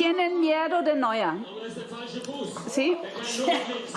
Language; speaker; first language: Spanish; non-native, learner; German